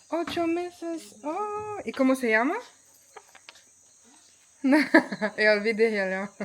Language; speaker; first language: Spanish; non-native, learner; French